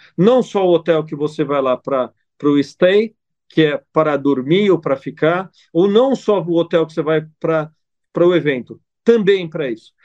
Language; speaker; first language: Portuguese; non-native, fluent; Italian